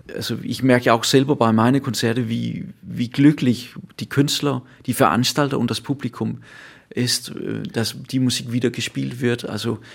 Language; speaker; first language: German; non-native, learner; Danish